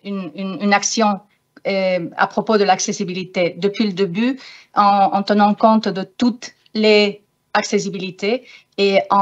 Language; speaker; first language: French; non-native, fluent; Spanish